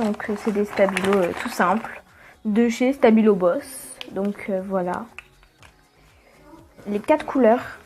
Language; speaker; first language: French; native; French